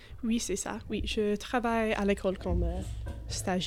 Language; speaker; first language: French; non-native, fluent; English